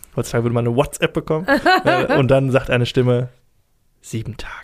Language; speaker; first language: German; native; German